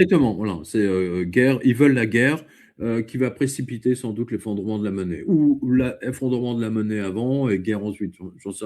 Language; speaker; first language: French; native; French